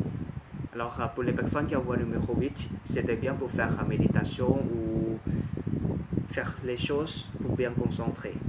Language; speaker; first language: French; non-native, learner; Thai